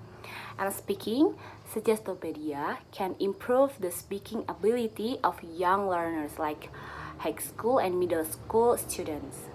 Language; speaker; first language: English; non-native, learner; Indonesian